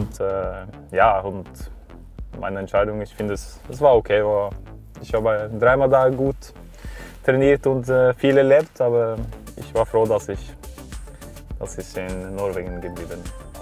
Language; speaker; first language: German; non-native, fluent; Norwegian